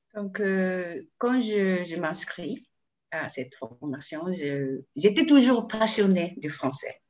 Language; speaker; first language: French; non-native, learner; Japanese